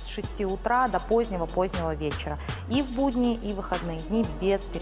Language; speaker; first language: Russian; native; Russian